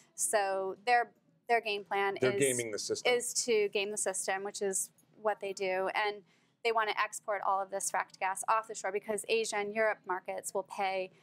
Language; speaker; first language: English; native; English